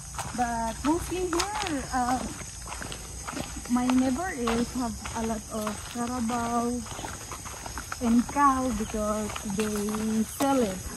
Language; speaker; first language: English; non-native, local second language; Cebuano